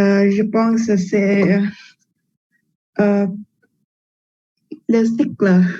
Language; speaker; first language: French; non-native, learner; Vietnamese